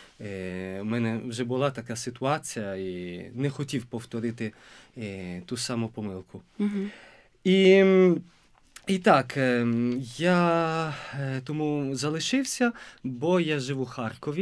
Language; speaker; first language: Ukrainian; non-native, fluent; Italian